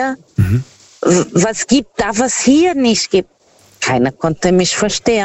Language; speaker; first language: German; non-native, fluent; Portuguese